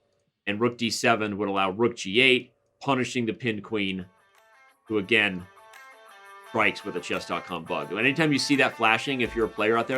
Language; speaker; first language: English; native; English